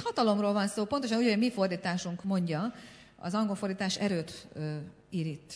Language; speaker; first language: Hungarian; native; Hungarian